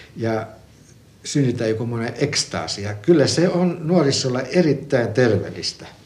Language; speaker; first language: Finnish; early bilingual, other home language; Russian